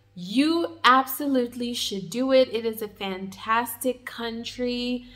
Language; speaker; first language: English; native; English